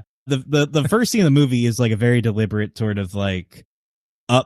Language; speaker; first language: English; native; English